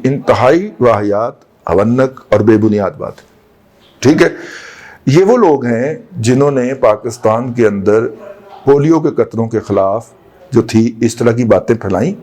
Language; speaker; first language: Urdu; non-native, local second language; Punjabi